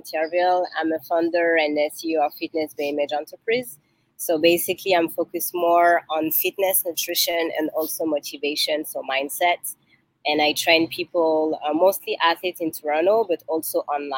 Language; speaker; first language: English; non-native, learner; French